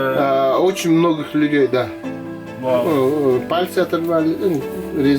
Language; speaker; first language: Russian; non-native, local second language; Yakut